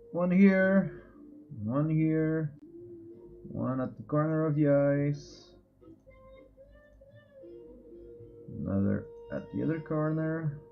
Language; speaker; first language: English; non-native, fluent; Portuguese